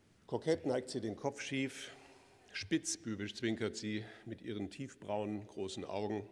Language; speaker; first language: German; native; German